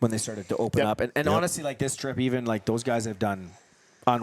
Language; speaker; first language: English; native; English